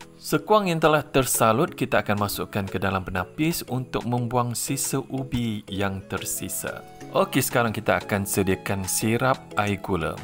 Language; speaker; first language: Malay; native; Malay